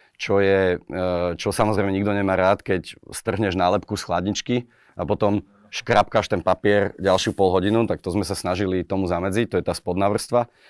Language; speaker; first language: Slovak; native; Slovak